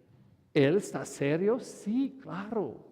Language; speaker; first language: Spanish; non-native, fluent; English